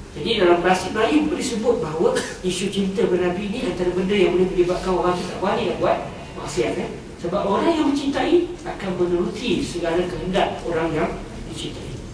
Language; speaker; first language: Malay; native; Malay